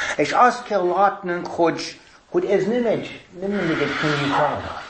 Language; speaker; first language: Hungarian; non-native, fluent; English